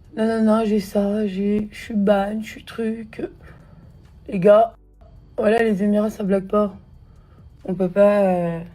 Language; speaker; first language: French; native; French